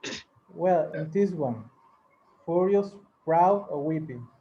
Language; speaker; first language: English; non-native, learner; Spanish